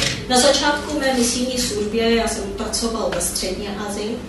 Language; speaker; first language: Czech; non-native, fluent; Korean